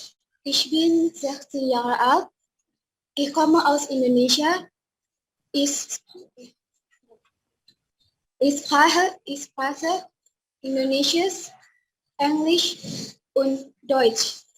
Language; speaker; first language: German; non-native, learner; Indonesian